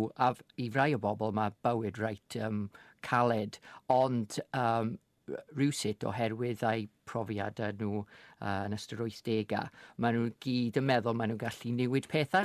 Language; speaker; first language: Welsh; non-native, fluent; English